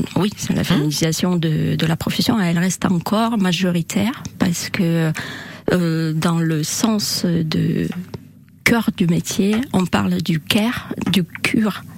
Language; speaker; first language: French; non-native, fluent; Russian